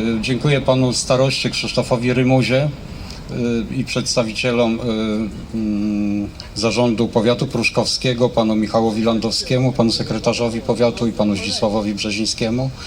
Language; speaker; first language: Polish; native; Polish